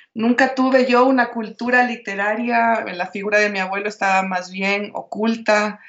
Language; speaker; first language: Spanish; native; Spanish